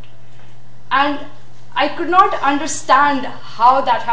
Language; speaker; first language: English; non-native, local second language; Urdu